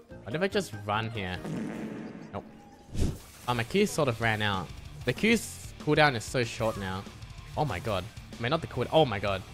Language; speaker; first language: English; native; English